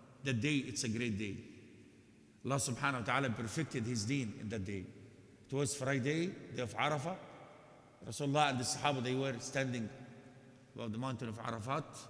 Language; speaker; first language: English; non-native, fluent; Arabic